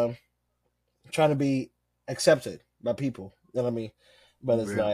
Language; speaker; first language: English; non-native, local second language; Yoruba